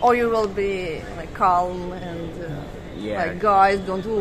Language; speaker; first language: English; non-native, fluent; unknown